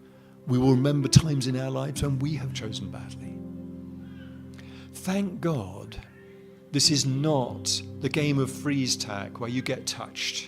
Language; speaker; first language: English; native; English